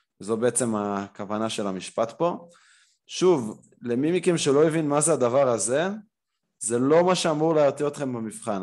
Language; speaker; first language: Hebrew; native; Hebrew